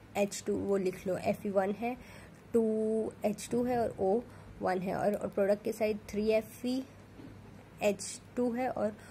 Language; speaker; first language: Hindi; non-native, local second language; Gujarati